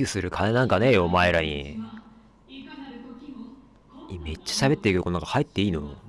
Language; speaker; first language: Japanese; native; Japanese